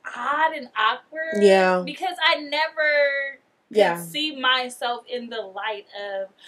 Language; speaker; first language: English; native; English